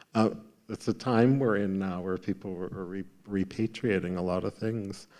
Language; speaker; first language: English; native; English